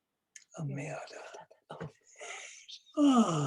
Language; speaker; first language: French; native; French